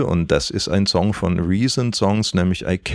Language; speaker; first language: German; native; German